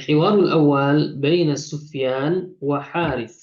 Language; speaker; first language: Arabic; non-native, fluent; Indonesian